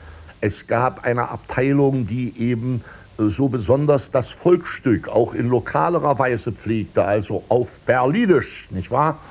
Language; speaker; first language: German; native; German